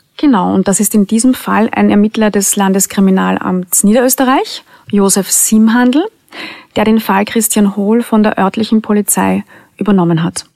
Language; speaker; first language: German; native; German